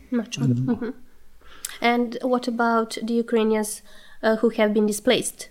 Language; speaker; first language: English; non-native, fluent; Serbian